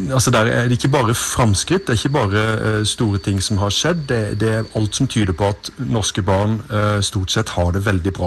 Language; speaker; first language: Norwegian; native; Norwegian